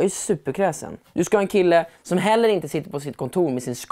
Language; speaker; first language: Swedish; native; Swedish